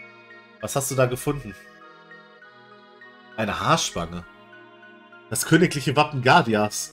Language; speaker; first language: German; native; German